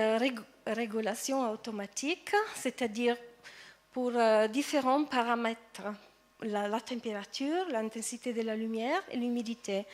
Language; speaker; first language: French; non-native, fluent; Italian